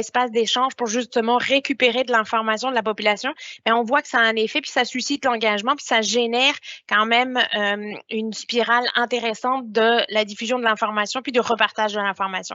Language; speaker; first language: French; native; French